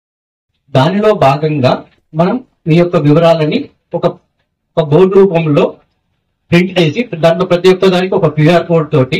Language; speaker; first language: Telugu; native; Telugu